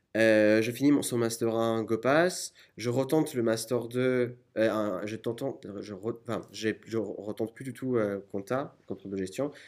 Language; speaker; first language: French; non-native, fluent; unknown